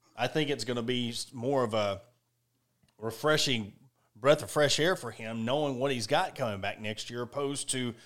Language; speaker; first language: English; native; English